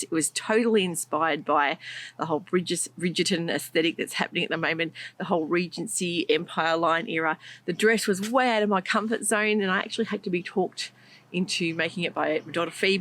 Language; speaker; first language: English; native; English